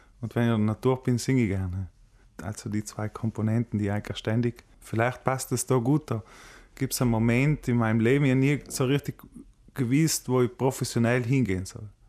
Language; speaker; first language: German; native; German